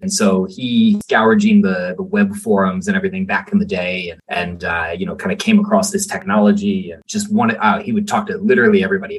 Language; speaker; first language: English; native; English